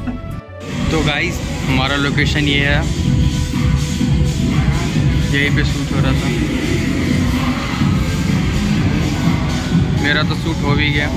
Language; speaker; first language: Hindi; native; Hindi